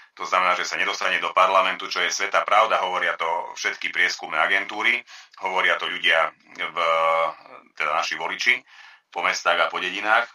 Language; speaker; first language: Slovak; non-native, local second language; Hungarian